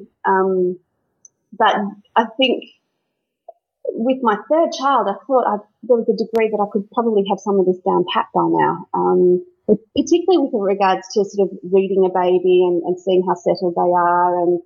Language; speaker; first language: English; native; English